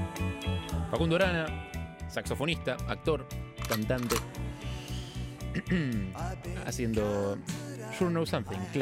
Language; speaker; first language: Spanish; native; Spanish